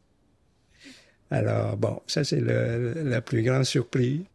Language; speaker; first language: French; non-native, fluent; Vietnamese